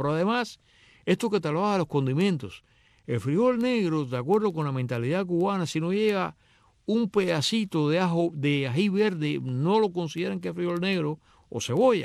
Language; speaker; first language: Spanish; native; Spanish